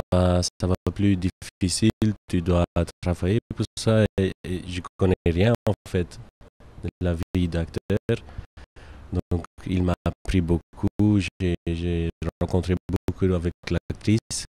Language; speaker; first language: French; non-native, local second language; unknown